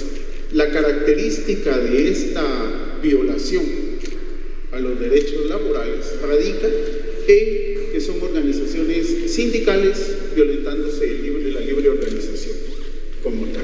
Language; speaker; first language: Spanish; native; Spanish